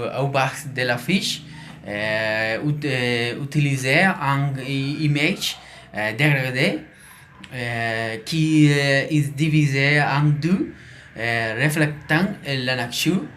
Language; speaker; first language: French; non-native, learner; Spanish